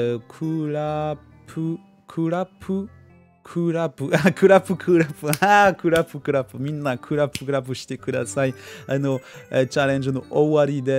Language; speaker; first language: Japanese; non-native, learner; French